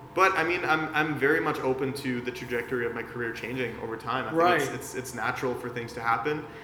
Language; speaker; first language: English; early bilingual, other home language; Persian